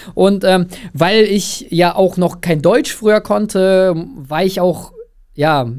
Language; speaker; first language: German; early bilingual, other home language; Russian